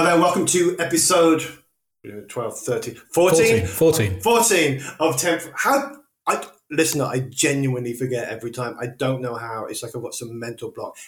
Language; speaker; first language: English; native; English